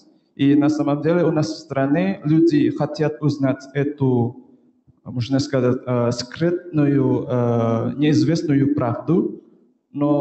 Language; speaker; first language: Russian; non-native, fluent; Indonesian